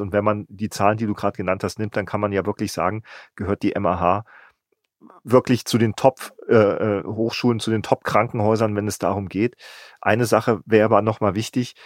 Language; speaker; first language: German; native; German